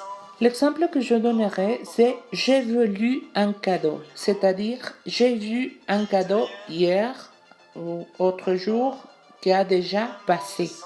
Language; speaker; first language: French; non-native, learner; Spanish